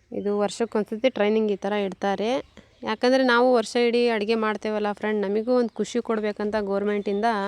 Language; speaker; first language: Kannada; non-native, local second language; Urdu